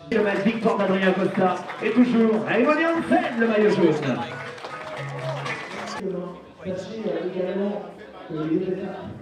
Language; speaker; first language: French; native; French